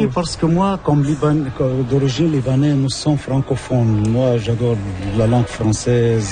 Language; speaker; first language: French; non-native, local second language; Arabic